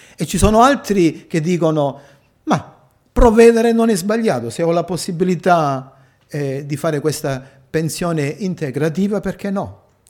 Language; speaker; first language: Italian; early bilingual, heritage; Italian